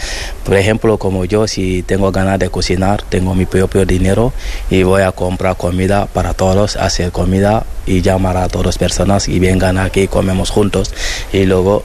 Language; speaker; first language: Spanish; non-native, learner; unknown